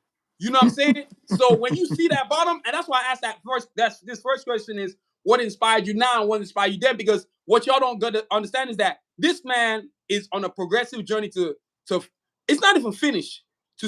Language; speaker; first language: English; native; English